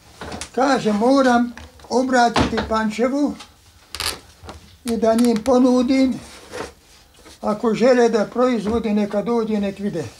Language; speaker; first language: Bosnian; non-native, local second language; Hungarian